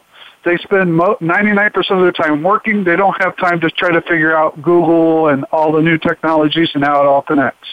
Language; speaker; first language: English; native; English